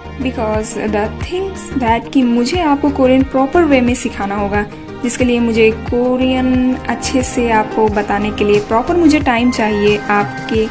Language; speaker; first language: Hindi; native; Hindi